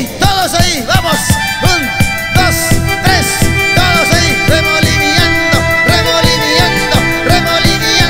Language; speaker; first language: Spanish; native; Spanish